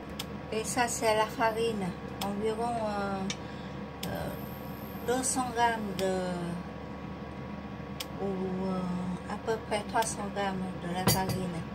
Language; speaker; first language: French; non-native, fluent; Vietnamese